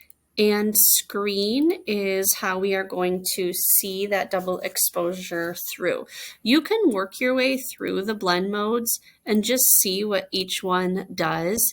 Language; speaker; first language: English; native; English